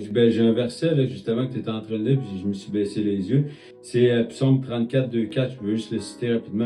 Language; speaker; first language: French; native; French